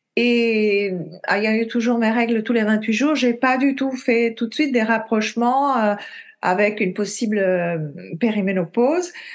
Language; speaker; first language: French; non-native, fluent; Italian